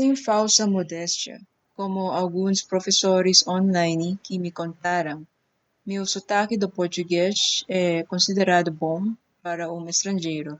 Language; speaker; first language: Portuguese; non-native, fluent; Filipino